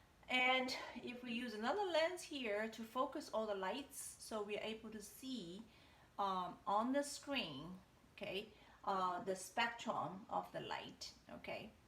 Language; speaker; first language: English; non-native, fluent; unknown